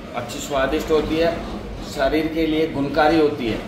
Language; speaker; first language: Hindi; native; Hindi